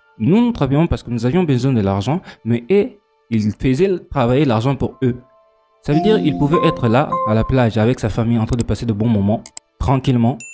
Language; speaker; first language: French; non-native, local second language; Lingala